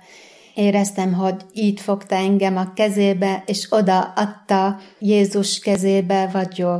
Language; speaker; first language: Hungarian; non-native, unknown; Arabic